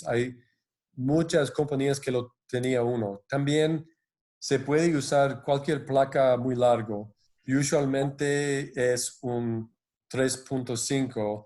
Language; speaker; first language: Spanish; non-native, fluent; English